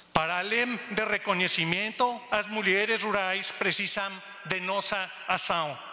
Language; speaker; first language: Portuguese; non-native, learner; Spanish